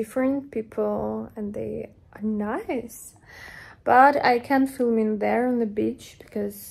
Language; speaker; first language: English; non-native, learner; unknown